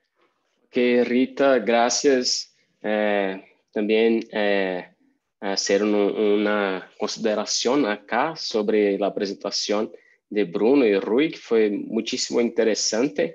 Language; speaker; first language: Spanish; non-native, fluent; Portuguese